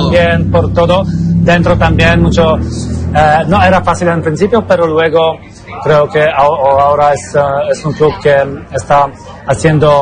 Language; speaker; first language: Spanish; non-native, fluent; Polish